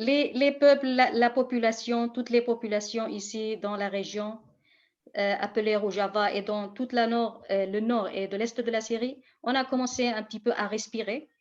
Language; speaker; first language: French; non-native, fluent; Kurdish